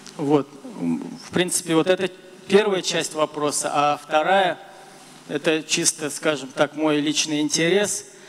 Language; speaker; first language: Russian; native; Russian